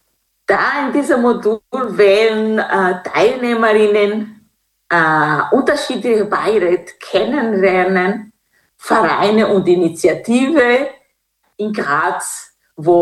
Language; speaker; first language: German; non-native, fluent; Kinyarwanda